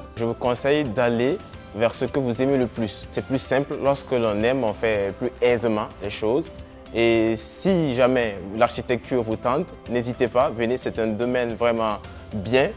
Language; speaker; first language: French; non-native, local second language; Mossi